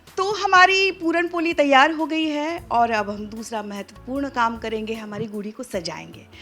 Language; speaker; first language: Hindi; non-native, local second language; Marathi